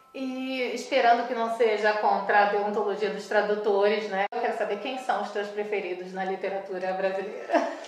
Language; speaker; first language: Portuguese; native; Portuguese